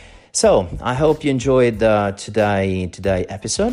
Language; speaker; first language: English; non-native, fluent; Italian